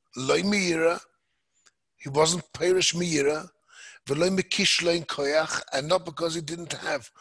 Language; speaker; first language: English; native; English